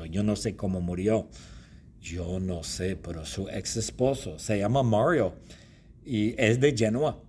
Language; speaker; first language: Spanish; non-native, fluent; English